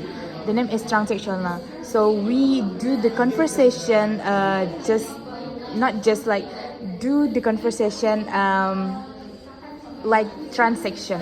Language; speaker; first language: English; non-native, learner; Indonesian